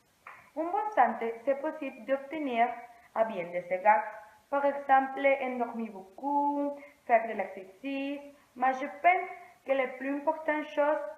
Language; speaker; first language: French; non-native, learner; Spanish